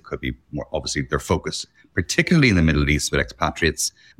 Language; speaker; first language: English; native; English